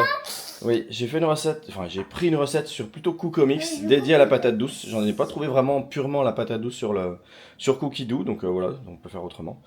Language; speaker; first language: French; native; French